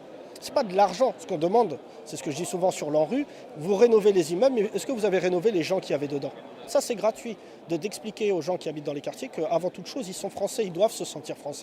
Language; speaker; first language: French; native; French